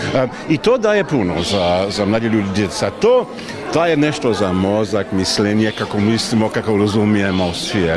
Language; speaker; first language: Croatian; non-native, learner; English